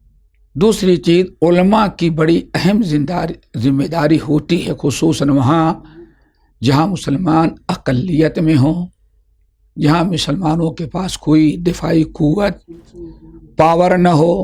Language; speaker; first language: Urdu; native; Urdu